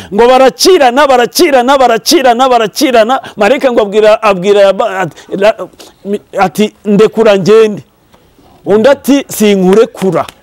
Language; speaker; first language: Kinyarwanda; early bilingual, heritage; Kinyarwanda